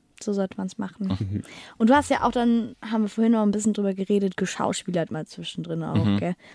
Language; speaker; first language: German; native; German